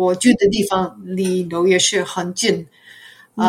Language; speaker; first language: Chinese; non-native, fluent; English